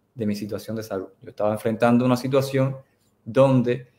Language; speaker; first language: Spanish; native; Spanish